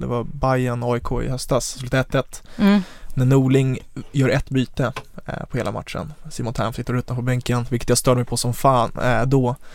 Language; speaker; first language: Swedish; native; Swedish